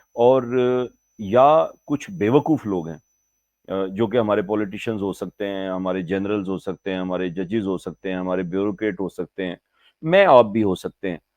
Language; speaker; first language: Urdu; non-native, local second language; Punjabi